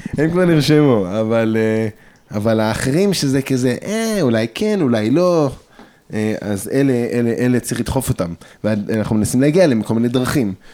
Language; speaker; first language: Hebrew; early bilingual, other home language; English